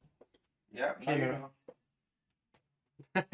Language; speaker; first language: English; non-native, learner; Thai